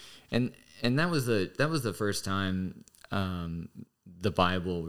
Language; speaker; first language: English; native; English